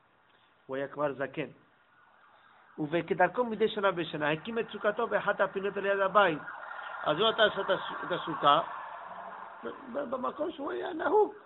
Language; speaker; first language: Hebrew; non-native, fluent; English